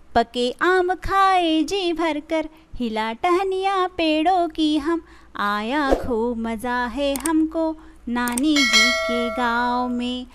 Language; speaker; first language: Hindi; non-native, local second language; Marathi